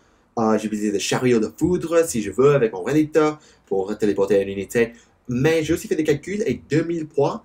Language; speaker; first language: French; non-native, learner; English